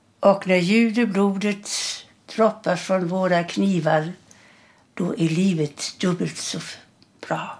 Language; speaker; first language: Swedish; early bilingual, other home language; German